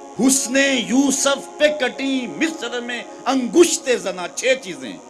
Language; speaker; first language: Urdu; non-native, local second language; Punjabi